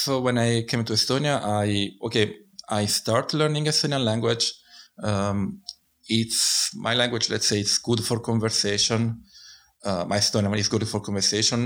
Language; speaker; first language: English; non-native, fluent; Italian